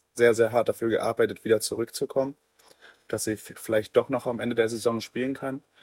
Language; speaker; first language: German; native; German